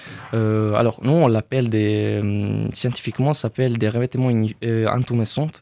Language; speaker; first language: French; non-native, fluent; Italian